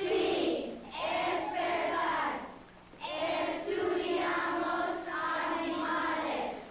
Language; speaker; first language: Spanish; non-native, learner; English